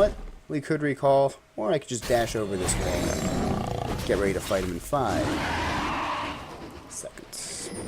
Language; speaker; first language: English; native; English